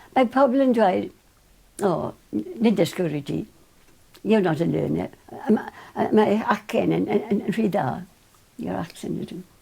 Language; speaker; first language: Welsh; non-native, local second language; English